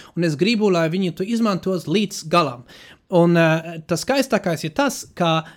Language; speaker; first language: Latvian; non-native, fluent; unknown